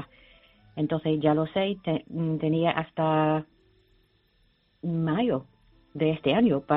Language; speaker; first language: Spanish; non-native, learner; English